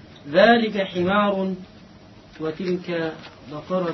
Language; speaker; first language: Arabic; non-native, learner; Indonesian